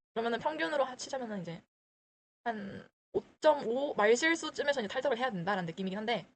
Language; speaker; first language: Korean; early bilingual, heritage; Korean